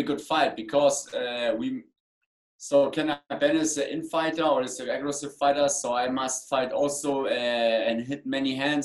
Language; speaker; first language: English; non-native, learner; German